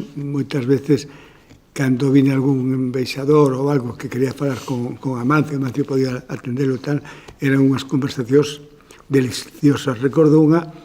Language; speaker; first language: Galician; non-native, local second language; Spanish